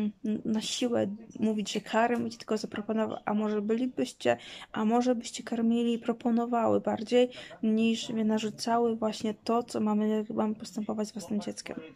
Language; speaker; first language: Polish; native; Polish